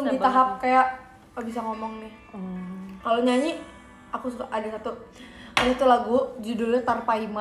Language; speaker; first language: Indonesian; native; Indonesian